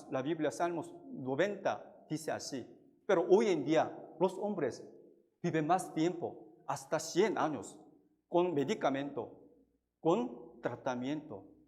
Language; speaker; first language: Spanish; non-native, fluent; Korean